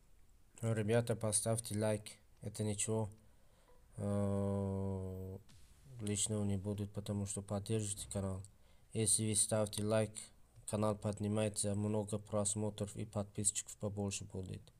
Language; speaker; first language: Russian; non-native, fluent; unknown